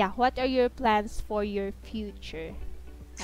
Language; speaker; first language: English; non-native, fluent; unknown